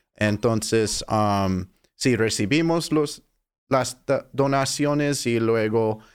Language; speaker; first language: Spanish; non-native, fluent; English